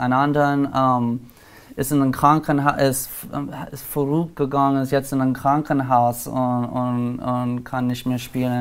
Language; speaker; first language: German; non-native, learner; English